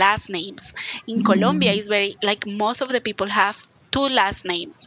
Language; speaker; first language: English; non-native, fluent; Spanish